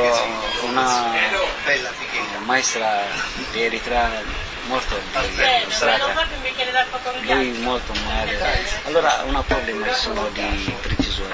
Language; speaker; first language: Italian; non-native, learner; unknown